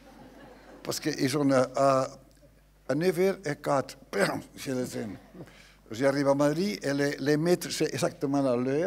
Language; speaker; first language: French; non-native, learner; Spanish